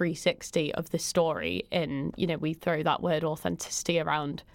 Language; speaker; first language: English; native; English